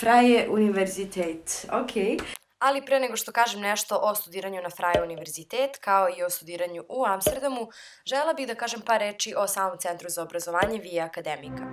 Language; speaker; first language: Serbian; native; Serbian